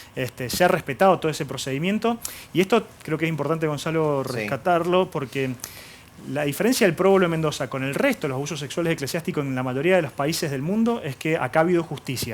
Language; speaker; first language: Spanish; native; Spanish